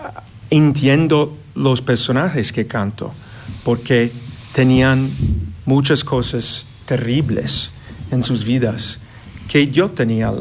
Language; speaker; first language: Spanish; non-native, fluent; English